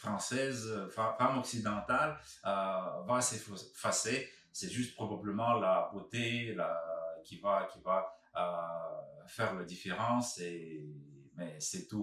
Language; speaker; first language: French; non-native, fluent; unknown